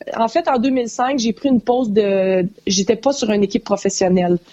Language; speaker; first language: French; native; French